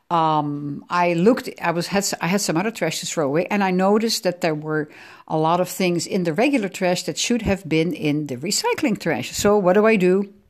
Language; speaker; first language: English; non-native, fluent; Dutch